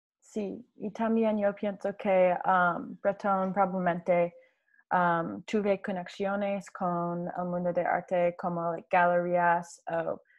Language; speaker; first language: Spanish; non-native, learner; English